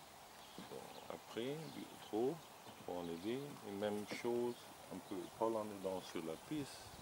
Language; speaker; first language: French; non-native, learner; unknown